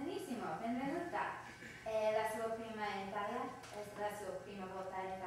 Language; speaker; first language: Italian; non-native, learner; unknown